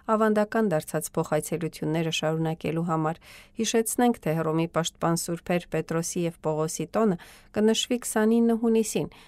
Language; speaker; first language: Armenian; native; Armenian